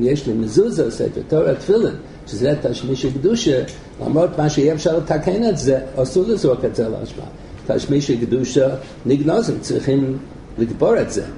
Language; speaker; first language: Hebrew; non-native, fluent; English